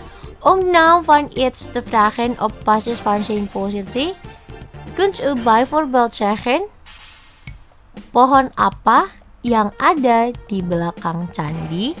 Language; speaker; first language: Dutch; non-native, fluent; Indonesian